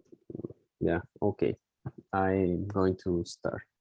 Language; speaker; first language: English; non-native, learner; Spanish